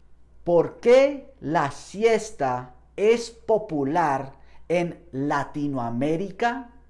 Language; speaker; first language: Spanish; non-native, fluent; English